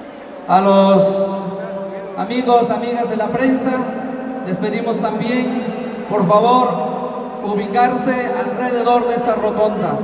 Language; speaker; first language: Spanish; native; Spanish